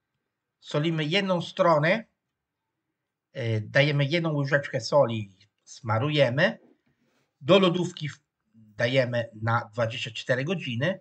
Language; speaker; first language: Polish; non-native, fluent; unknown